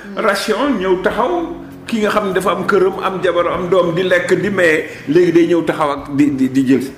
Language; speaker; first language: Wolof; non-native, local second language; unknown